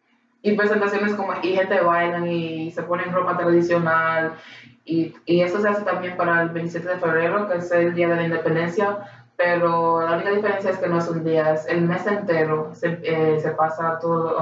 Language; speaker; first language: Spanish; early bilingual, heritage; Spanish